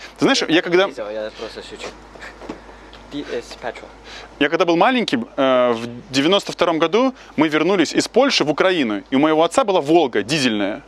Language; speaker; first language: Russian; native; Russian